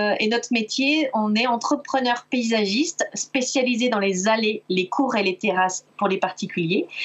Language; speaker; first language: French; native; French